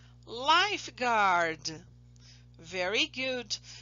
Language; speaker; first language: English; non-native, fluent; Portuguese